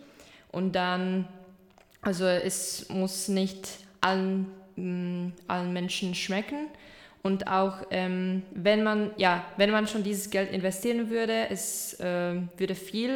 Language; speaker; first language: German; non-native, fluent; Czech